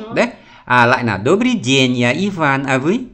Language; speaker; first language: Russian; non-native, fluent; Vietnamese